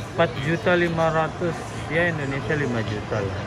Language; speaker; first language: Indonesian; native; Indonesian